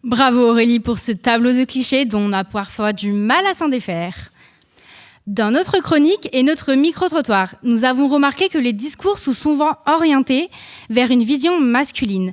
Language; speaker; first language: French; native; French